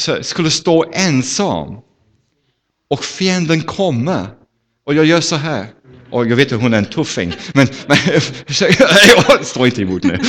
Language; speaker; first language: Swedish; non-native, fluent; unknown